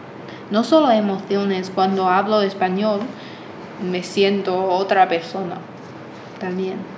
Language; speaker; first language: Spanish; non-native, fluent; Chinese